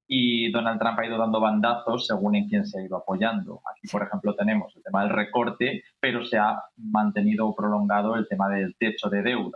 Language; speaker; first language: Spanish; native; Spanish